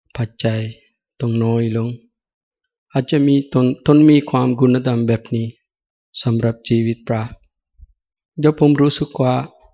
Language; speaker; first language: Thai; non-native, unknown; Sinhala